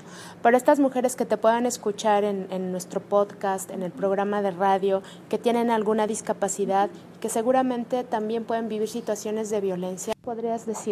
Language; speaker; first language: Spanish; native; Spanish